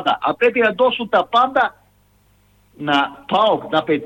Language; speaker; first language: Greek; non-native, fluent; Serbian